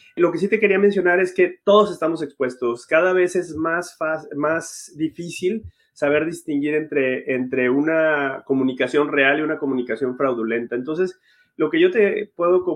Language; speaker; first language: Spanish; native; Spanish